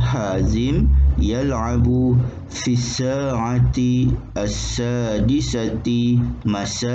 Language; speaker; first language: Arabic; non-native, fluent; Malay